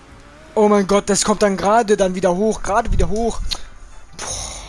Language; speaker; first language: German; native; German